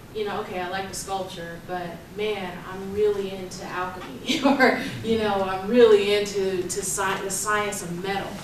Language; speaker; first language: English; native; English